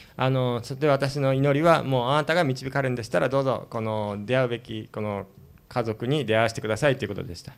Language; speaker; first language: Japanese; early bilingual, heritage; Spanish